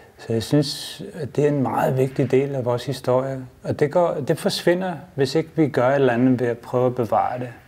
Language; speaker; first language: Danish; non-native, fluent; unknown